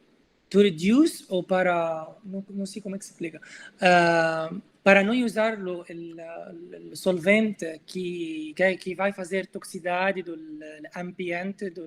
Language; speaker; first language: Portuguese; non-native, learner; Arabic